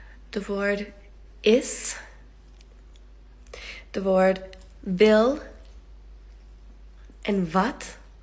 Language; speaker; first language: Dutch; non-native, learner; English